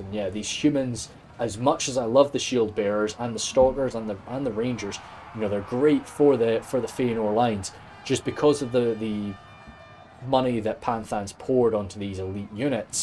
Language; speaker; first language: English; native; English